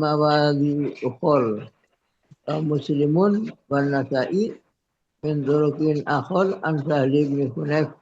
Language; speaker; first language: Arabic; non-native, fluent; Indonesian